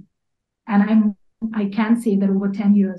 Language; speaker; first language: English; non-native, local second language; Kachhi